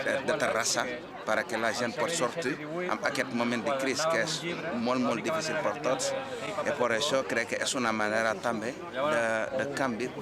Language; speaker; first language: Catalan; non-native, learner; Spanish